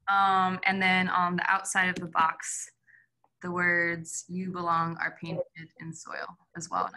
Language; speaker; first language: English; native; English